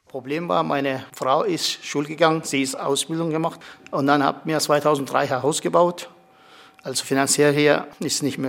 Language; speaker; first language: German; non-native, learner; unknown